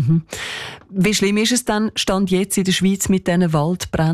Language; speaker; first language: German; native; German